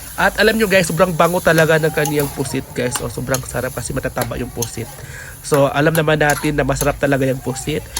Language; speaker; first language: Filipino; non-native, local second language; Cebuano